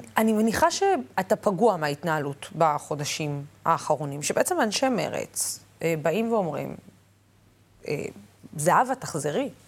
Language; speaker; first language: Hebrew; non-native, local second language; Arabic